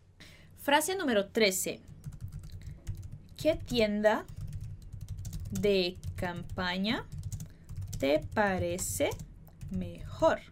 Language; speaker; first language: Spanish; non-native, fluent; Portuguese